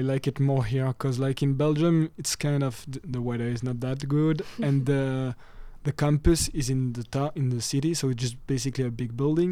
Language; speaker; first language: English; non-native, fluent; French